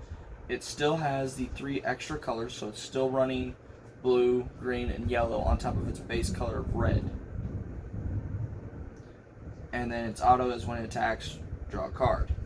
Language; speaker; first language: English; native; English